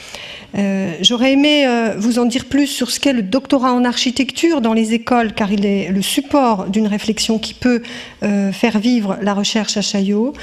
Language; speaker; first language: French; native; French